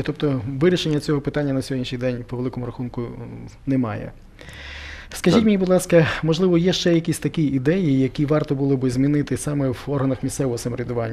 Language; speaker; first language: Ukrainian; native; Ukrainian